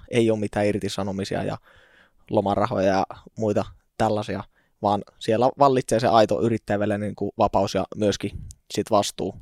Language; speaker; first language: Finnish; native; Finnish